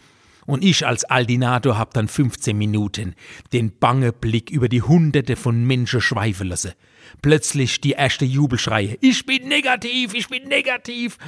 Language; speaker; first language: German; native; German